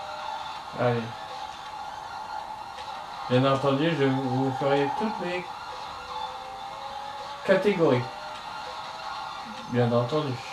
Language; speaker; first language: French; native; French